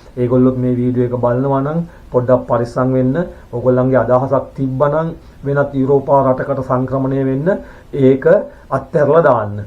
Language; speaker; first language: Sinhala; native; Sinhala